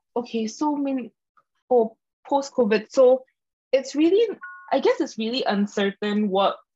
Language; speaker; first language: English; non-native, fluent; Indonesian